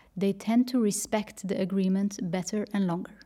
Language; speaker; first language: English; non-native, fluent; Dutch